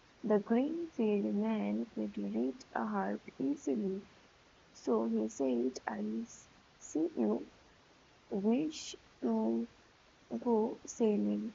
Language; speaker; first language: English; non-native, local second language; Bangla